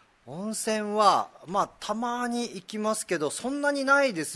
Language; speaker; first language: Japanese; native; Japanese